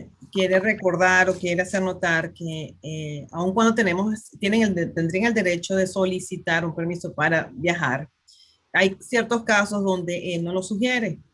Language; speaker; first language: Spanish; native; Spanish